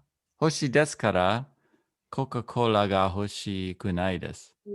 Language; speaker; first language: Japanese; non-native, learner; English